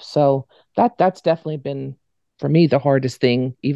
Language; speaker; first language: English; native; English